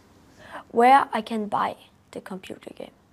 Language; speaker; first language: English; non-native, learner; German